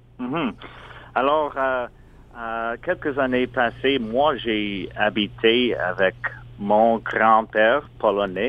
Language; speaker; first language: French; non-native, local second language; English